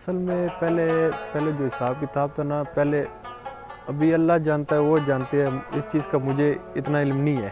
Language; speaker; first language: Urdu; early bilingual, other home language; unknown